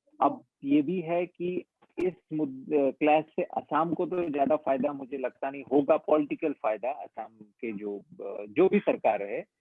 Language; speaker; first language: Hindi; non-native, local second language; Assamese